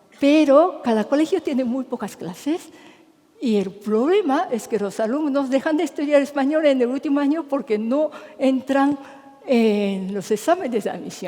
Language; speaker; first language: Spanish; non-native, fluent; Japanese